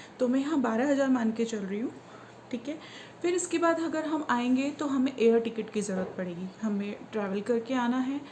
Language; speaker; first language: Hindi; native; Hindi